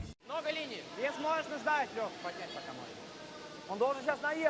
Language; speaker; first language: Russian; native; Russian